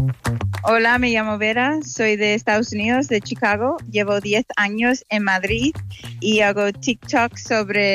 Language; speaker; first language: Spanish; non-native, fluent; English